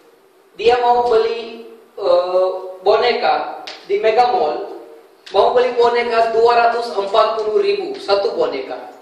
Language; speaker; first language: Indonesian; non-native, fluent; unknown